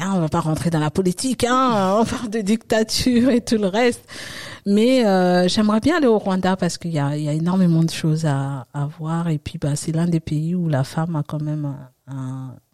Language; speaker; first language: French; early bilingual, other home language; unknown